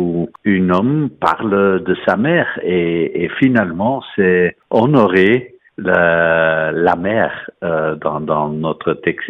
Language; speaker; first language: French; non-native, fluent; Dutch